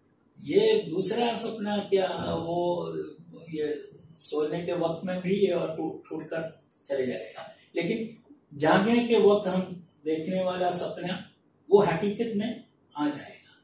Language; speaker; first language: Hindi; non-native, local second language; Malayalam